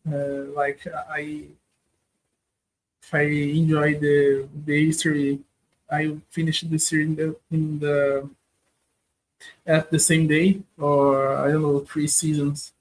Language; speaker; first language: English; non-native, learner; Portuguese